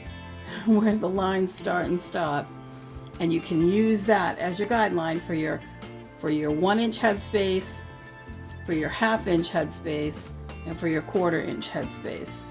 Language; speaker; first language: English; native; English